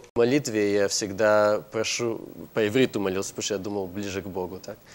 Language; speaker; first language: Russian; non-native, fluent; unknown